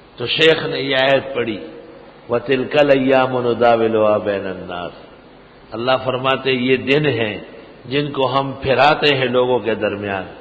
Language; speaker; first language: Urdu; non-native, local second language; Pashto